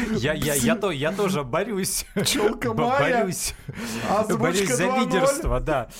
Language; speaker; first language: Russian; native; Russian